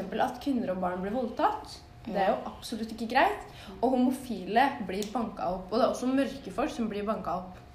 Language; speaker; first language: Norwegian; native; Norwegian